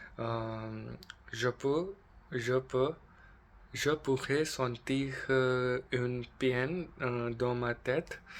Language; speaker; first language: French; non-native, learner; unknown